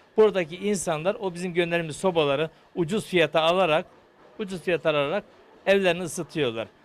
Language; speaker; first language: Turkish; native; Turkish